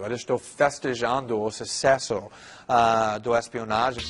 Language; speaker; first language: Portuguese; non-native, fluent; English